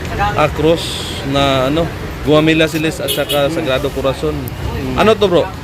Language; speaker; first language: Filipino; non-native, local second language; Cebuano